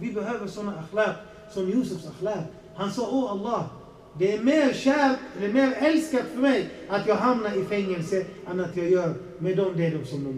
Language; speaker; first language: Swedish; non-native, fluent; Arabic